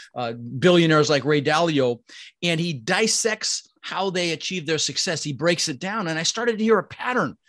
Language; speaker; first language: English; early bilingual, other home language; Dutch